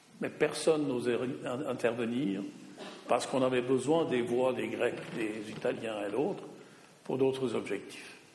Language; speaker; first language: French; non-native, local second language; German